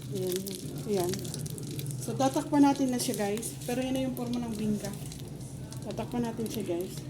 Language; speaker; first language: Filipino; non-native, local second language; Bikol